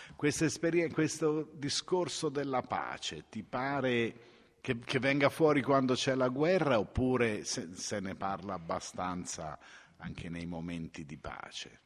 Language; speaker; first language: Italian; native; Italian